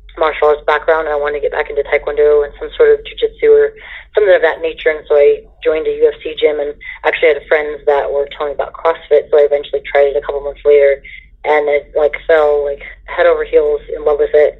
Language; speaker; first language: English; native; English